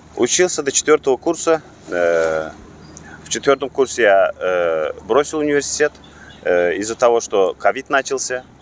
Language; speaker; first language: Russian; non-native, local second language; Turkmen